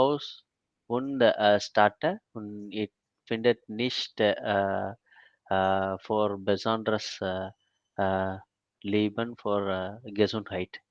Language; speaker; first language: German; non-native, learner; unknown